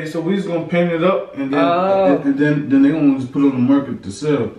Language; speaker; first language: English; native; English